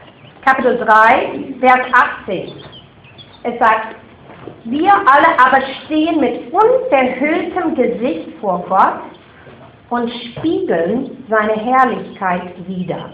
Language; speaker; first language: German; non-native, fluent; English